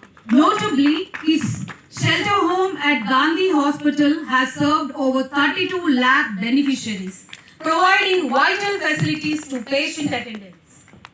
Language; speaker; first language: English; non-native, local second language; Telugu